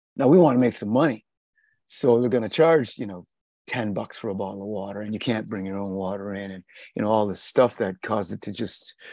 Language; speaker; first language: English; native; English